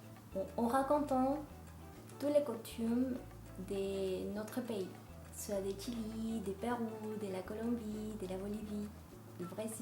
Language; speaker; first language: French; non-native, fluent; Spanish